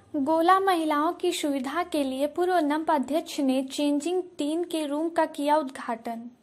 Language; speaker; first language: Hindi; native; Hindi